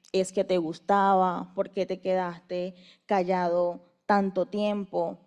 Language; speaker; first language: Spanish; native; Spanish